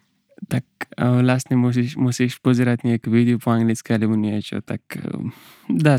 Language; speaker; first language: Slovak; non-native, learner; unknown